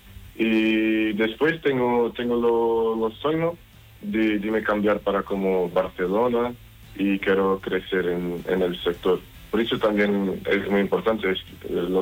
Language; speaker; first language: Spanish; non-native, learner; Portuguese